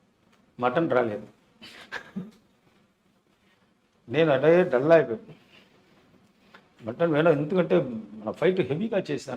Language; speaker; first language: Telugu; non-native, local second language; Tamil